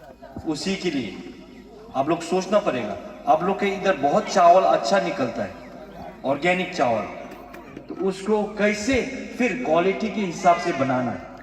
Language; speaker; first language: Hindi; non-native, fluent; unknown